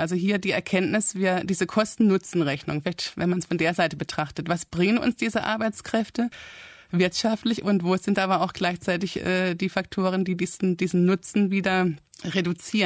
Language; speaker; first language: German; native; German